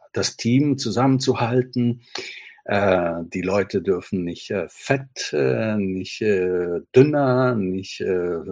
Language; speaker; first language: German; non-native, fluent; Italian